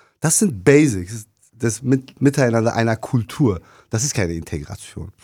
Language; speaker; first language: German; early bilingual, other home language; Turkish